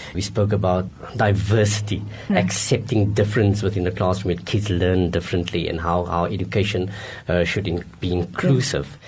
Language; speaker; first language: English; non-native, local second language; Afrikaans